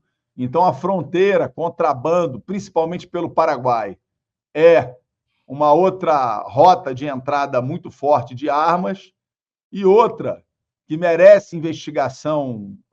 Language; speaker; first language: Portuguese; native; Portuguese